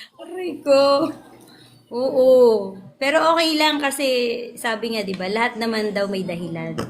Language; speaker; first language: Filipino; non-native, local second language; Cebuano